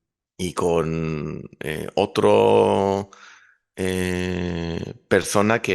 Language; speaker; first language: Spanish; non-native, fluent; Hebrew